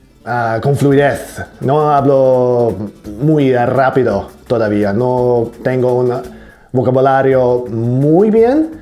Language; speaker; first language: Spanish; non-native, learner; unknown